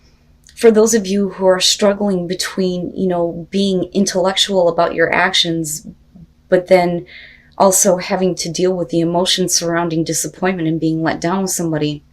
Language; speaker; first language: English; native; English